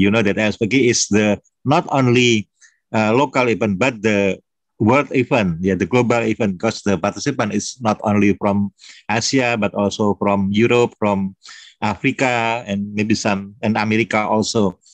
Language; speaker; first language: English; non-native, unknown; Indonesian